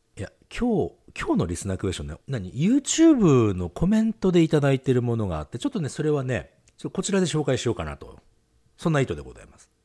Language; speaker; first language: Japanese; native; Japanese